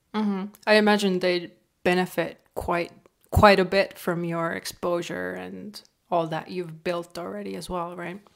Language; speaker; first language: English; non-native, fluent; Estonian